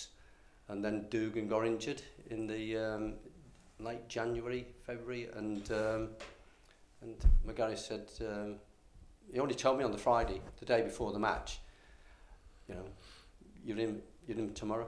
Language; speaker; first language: English; native; English